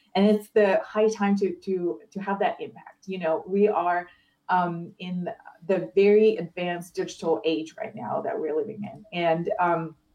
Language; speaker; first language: English; non-native, fluent; Ukrainian